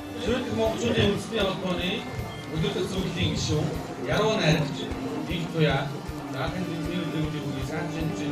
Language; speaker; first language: Mongolian; native; Mongolian